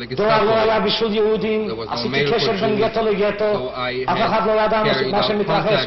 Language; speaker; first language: Hebrew; non-native, fluent; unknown